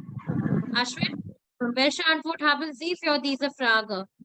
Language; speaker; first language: German; non-native, fluent; Hindi